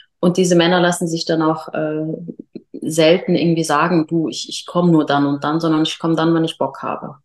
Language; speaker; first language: German; early bilingual, other home language; Arabic